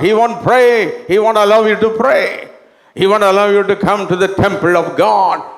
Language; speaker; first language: English; non-native, local second language; Tamil